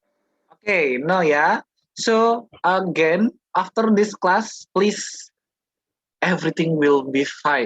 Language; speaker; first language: English; non-native, fluent; Indonesian